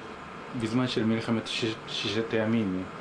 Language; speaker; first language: Hebrew; non-native, learner; Japanese